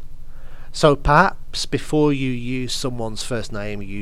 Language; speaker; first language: English; native; English